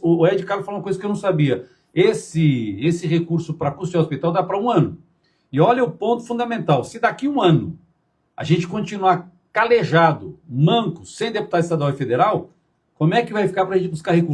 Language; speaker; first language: Portuguese; native; Portuguese